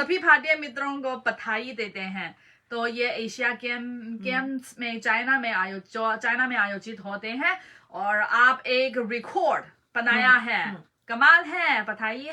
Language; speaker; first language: Hindi; non-native, fluent; Chinese